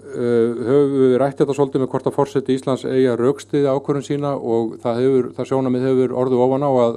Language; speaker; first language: Icelandic; native; Icelandic